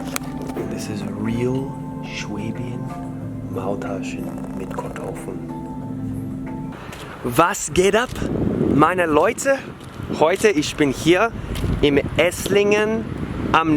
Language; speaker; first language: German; non-native, learner; English